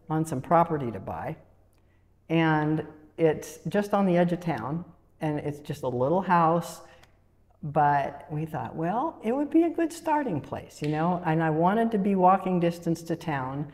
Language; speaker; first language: English; native; English